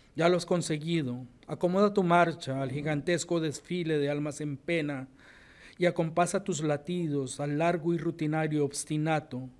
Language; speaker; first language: Spanish; native; Spanish